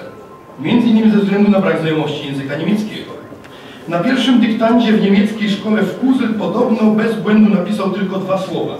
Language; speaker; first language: Polish; native; Polish